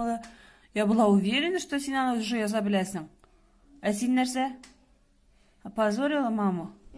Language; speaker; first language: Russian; non-native, local second language; Tatar